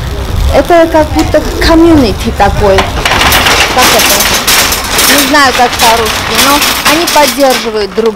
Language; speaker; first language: Russian; non-native, fluent; Armenian